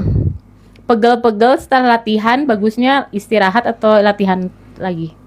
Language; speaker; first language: Indonesian; native; Indonesian